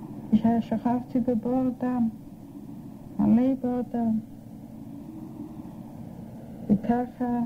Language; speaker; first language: Hebrew; non-native, fluent; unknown